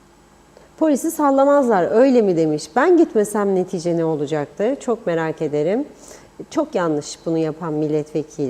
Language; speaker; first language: Turkish; native; Turkish